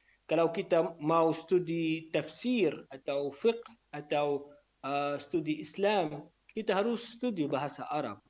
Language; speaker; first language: Indonesian; non-native, learner; Arabic